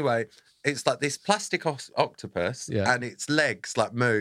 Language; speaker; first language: English; native; English